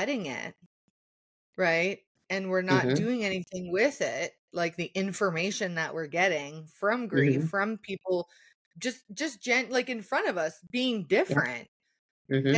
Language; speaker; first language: English; native; English